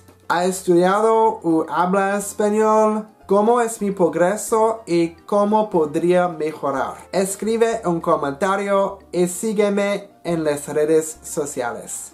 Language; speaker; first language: Spanish; non-native, learner; English